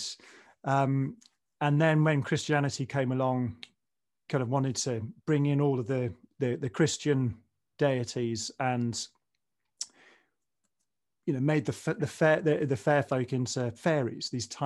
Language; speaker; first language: English; native; English